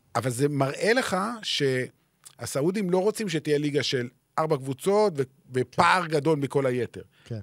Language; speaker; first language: Hebrew; native; Hebrew